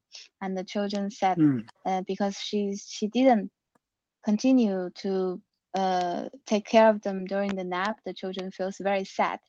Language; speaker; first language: English; non-native, learner; Chinese